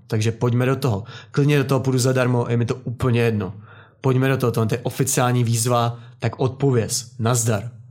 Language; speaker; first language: Czech; native; Czech